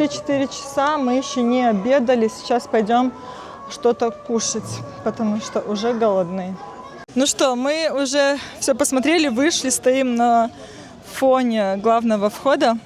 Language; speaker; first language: Russian; native; Russian